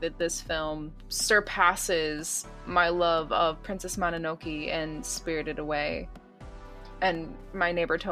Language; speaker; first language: English; native; English